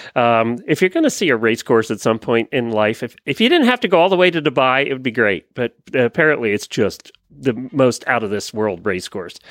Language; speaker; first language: English; native; English